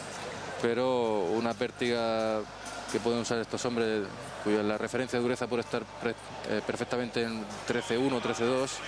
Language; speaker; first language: Spanish; native; Spanish